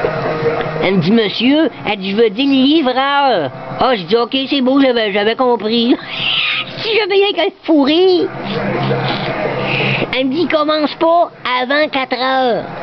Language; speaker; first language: French; native; French